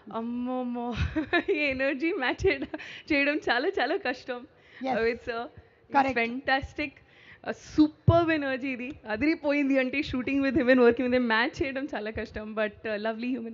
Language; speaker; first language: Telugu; non-native, learner; Hindi